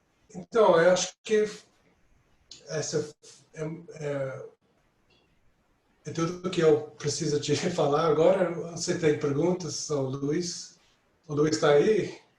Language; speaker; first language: Portuguese; non-native, fluent; English